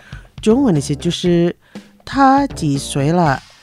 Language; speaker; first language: Chinese; non-native, learner; Indonesian